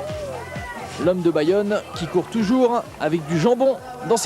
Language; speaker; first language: French; native; French